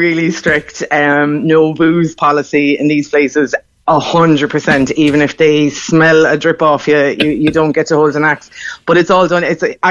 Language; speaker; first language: English; native; English